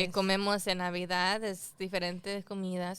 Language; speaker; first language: Spanish; early bilingual, heritage; Spanish